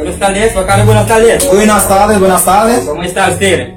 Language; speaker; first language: Spanish; non-native, learner; Haitian Creole